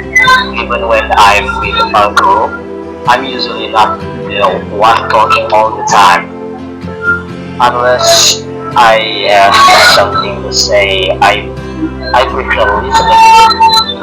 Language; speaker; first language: English; non-native, learner; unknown